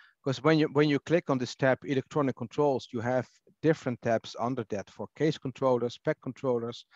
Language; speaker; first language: English; non-native, fluent; Dutch